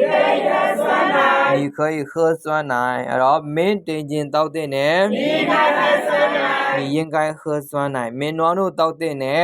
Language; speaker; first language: Chinese; non-native, fluent; Burmese